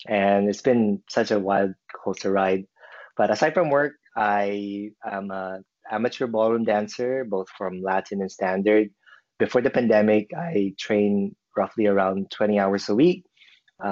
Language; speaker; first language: English; non-native, local second language; Filipino